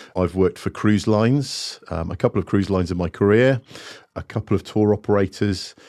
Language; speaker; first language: English; native; English